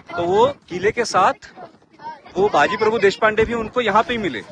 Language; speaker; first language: Hindi; non-native, local second language; Marathi